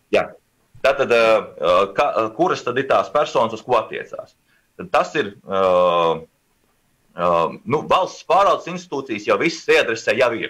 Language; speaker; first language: Latvian; native; Latvian